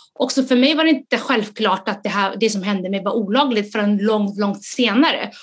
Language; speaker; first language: Swedish; early bilingual, other home language; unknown